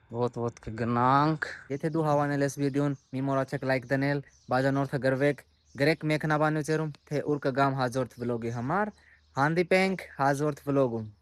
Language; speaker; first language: Armenian; non-native, learner; Hindi